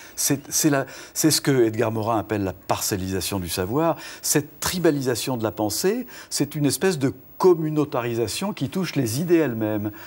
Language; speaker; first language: French; native; French